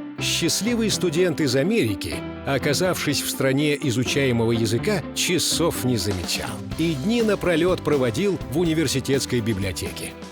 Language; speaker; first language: Russian; native; Russian